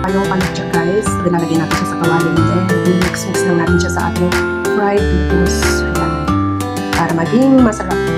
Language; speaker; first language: Filipino; non-native, local second language; Iloko